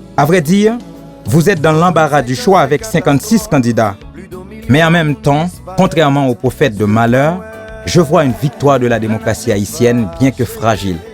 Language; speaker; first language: French; non-native, local second language; Haitian Creole